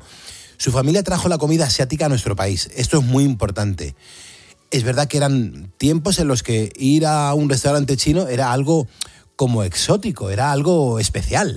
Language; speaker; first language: Spanish; native; Spanish